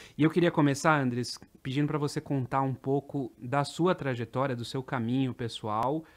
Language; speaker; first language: Portuguese; native; Portuguese